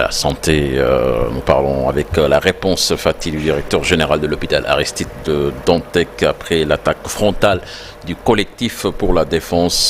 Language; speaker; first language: French; non-native, local second language; Wolof